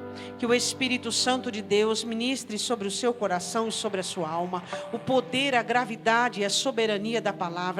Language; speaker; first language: Portuguese; native; Portuguese